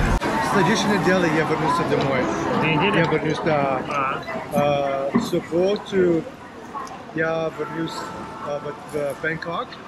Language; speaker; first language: Russian; non-native, learner; English